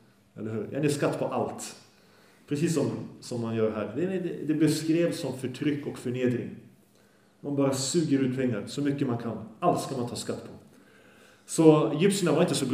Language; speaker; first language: Swedish; early bilingual, other home language; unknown